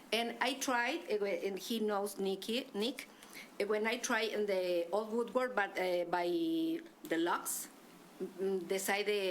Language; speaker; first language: English; non-native, learner; Spanish